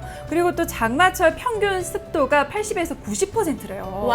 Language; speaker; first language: Korean; native; Korean